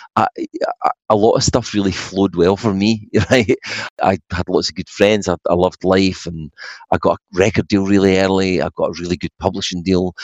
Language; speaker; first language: English; native; English